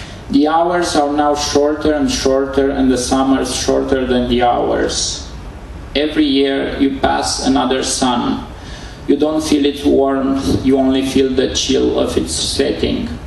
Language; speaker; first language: English; non-native, fluent; Romanian